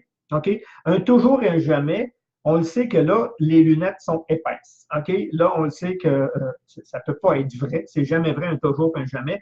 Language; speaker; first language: French; native; French